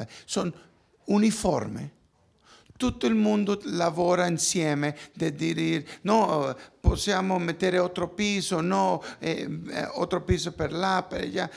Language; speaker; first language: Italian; non-native, learner; Spanish